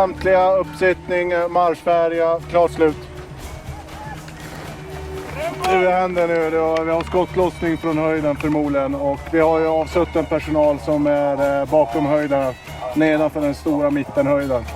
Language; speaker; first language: Swedish; native; Swedish